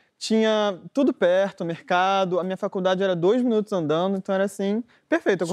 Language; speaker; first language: Portuguese; native; Portuguese